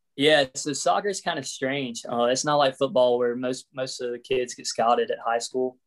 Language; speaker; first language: English; native; English